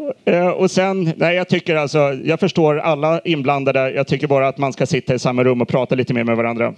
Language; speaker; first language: Swedish; native; Swedish